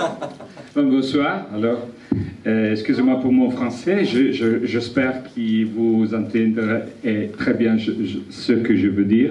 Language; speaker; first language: French; non-native, learner; Italian